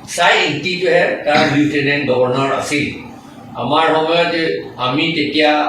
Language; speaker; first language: Assamese; non-native, local second language; Karbi